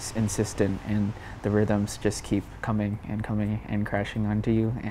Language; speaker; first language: English; native; English